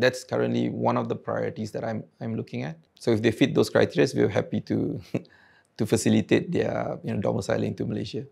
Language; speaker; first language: English; non-native, local second language; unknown